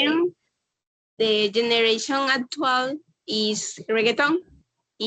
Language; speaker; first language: English; non-native, learner; Spanish